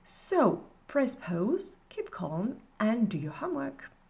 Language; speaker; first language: English; non-native, fluent; French